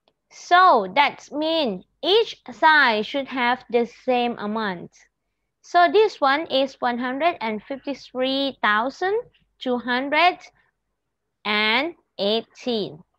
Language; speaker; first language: English; non-native, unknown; Thai